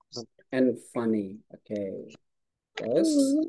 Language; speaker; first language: English; non-native, fluent; Indonesian